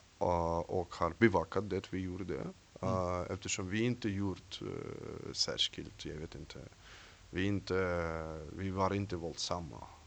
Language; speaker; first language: Swedish; non-native, fluent; Russian